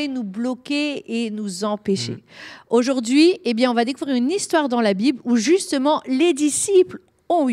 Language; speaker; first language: French; native; French